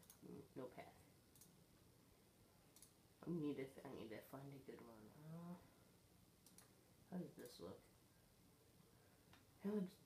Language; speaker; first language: English; native; English